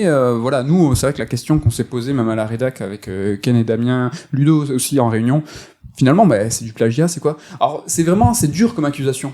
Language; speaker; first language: French; native; French